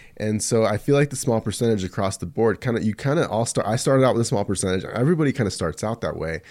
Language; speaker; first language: English; early bilingual, other home language; Spanish